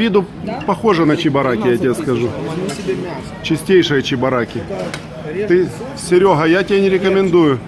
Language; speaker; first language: Russian; native; Russian